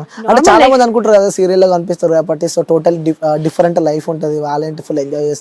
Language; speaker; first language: Telugu; native; Telugu